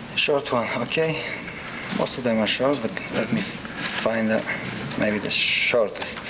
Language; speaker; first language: English; non-native, fluent; Bulgarian